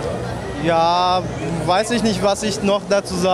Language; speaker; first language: German; non-native, learner; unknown